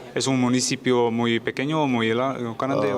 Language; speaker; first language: Spanish; non-native, learner; English